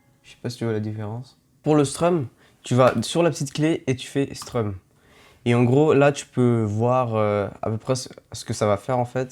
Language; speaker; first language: French; native; French